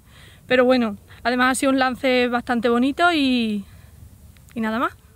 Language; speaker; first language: Spanish; native; Spanish